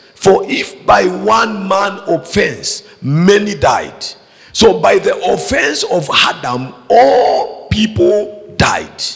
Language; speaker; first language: English; non-native, local second language; Swahili